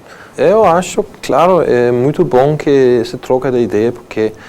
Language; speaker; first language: Portuguese; non-native, fluent; Danish